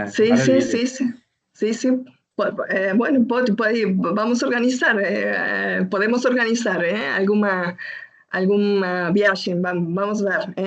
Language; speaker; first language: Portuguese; non-native, learner; Spanish